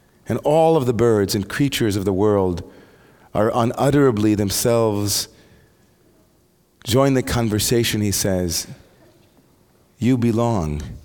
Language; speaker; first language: English; native; English